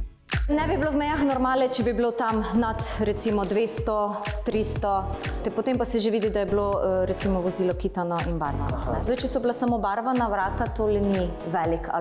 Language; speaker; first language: Slovenian; native; Slovenian